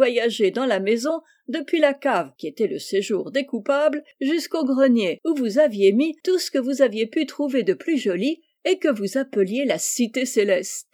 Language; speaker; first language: French; native; French